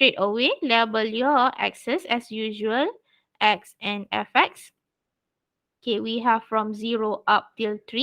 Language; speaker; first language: English; non-native, local second language; Malay